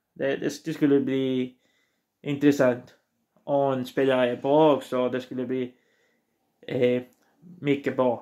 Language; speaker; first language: Swedish; non-native, learner; Portuguese